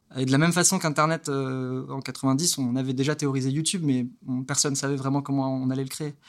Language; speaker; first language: French; native; French